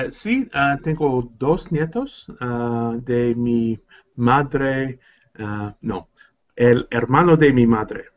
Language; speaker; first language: Spanish; non-native, learner; English